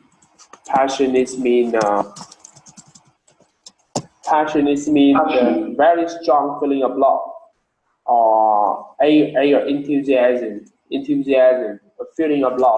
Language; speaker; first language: English; non-native, learner; Vietnamese